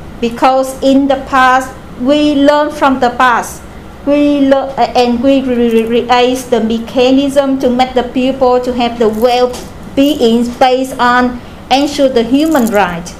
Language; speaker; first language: English; non-native, learner; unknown